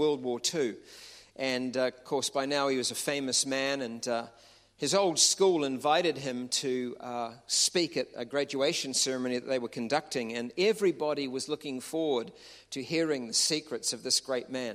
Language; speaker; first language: English; native; English